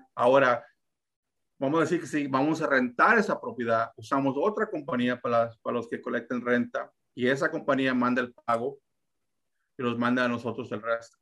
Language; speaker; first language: Spanish; early bilingual, heritage; Spanish